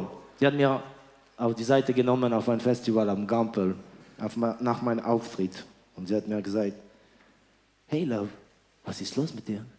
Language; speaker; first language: German; non-native, fluent; French